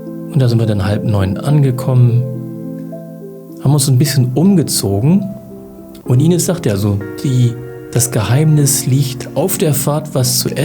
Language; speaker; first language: German; native; German